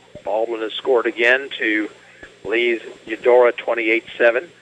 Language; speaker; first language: English; native; English